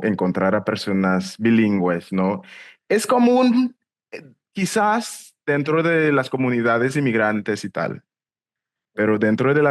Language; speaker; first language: Spanish; non-native, fluent; English